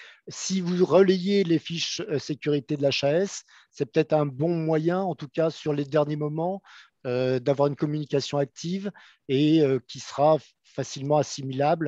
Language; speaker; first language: French; native; French